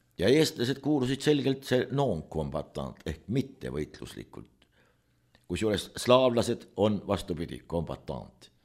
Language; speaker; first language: Estonian; native; Estonian